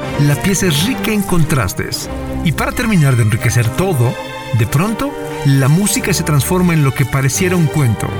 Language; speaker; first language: Spanish; native; Spanish